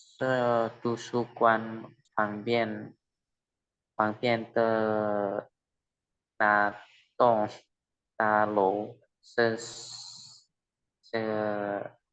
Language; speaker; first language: Chinese; non-native, learner; Indonesian